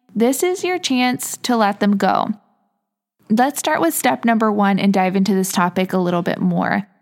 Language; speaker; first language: English; native; English